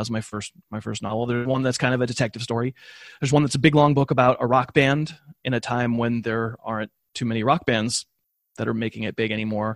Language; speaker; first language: English; native; English